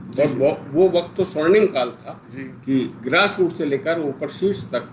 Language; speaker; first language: Hindi; native; Hindi